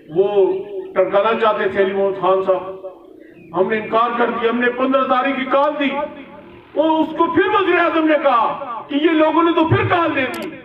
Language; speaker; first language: Urdu; non-native, local second language; Pashto